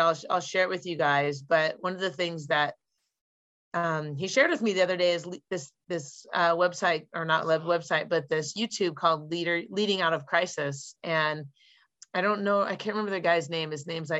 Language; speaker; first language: English; native; English